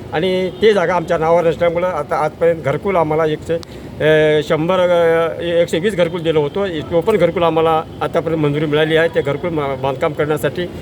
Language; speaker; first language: Marathi; non-native, local second language; Lambadi